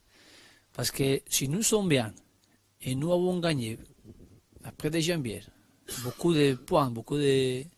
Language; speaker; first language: French; non-native, learner; Spanish